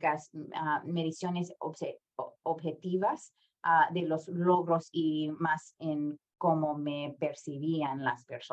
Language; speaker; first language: Spanish; non-native, fluent; English